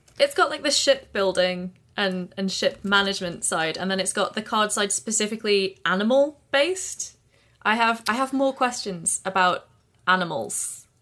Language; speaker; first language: English; native; English